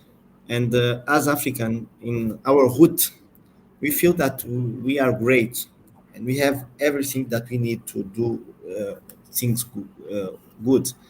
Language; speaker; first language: English; non-native, learner; Portuguese